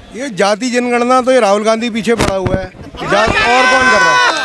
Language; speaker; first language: Hindi; native; Hindi